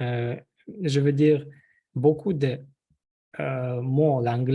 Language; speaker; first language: French; non-native, learner; Russian